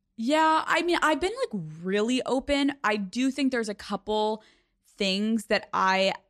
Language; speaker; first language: English; native; English